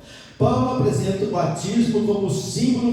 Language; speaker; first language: Portuguese; native; Portuguese